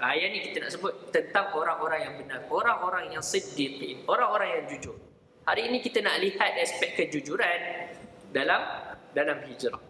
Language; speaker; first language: Malay; native; Malay